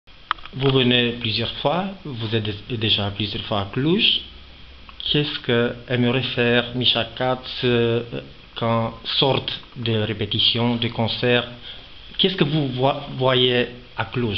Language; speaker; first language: French; non-native, fluent; Romanian